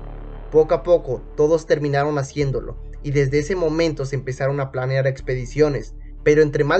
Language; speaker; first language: Spanish; native; Spanish